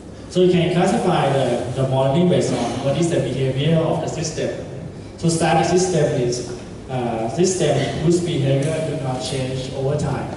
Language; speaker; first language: English; non-native, fluent; Thai